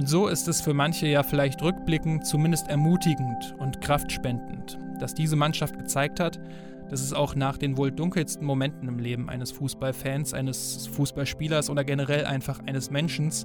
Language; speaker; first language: German; native; German